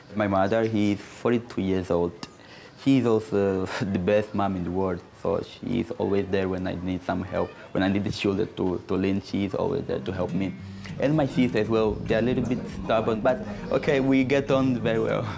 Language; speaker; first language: English; non-native, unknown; Portuguese